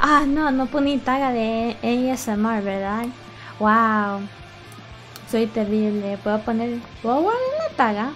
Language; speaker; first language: Spanish; early bilingual, heritage; English